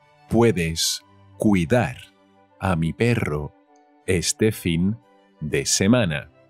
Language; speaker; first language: Spanish; native; Spanish